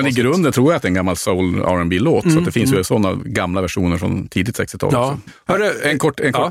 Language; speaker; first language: Swedish; native; Swedish